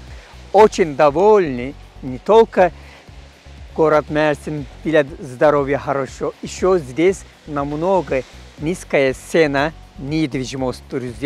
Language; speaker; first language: Russian; non-native, fluent; Turkish